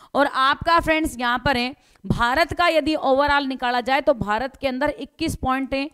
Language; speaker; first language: Hindi; native; Hindi